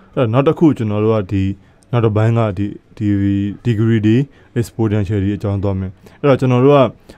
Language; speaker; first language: Burmese; native; Burmese